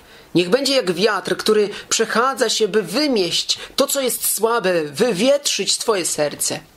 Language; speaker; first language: Polish; native; Polish